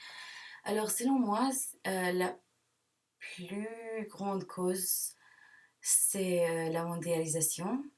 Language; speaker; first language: French; non-native, learner; English